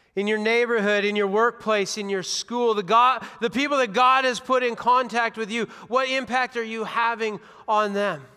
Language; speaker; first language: English; native; English